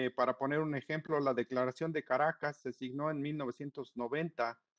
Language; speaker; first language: Spanish; native; Spanish